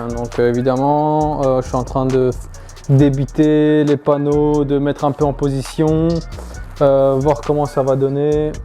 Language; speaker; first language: French; native; French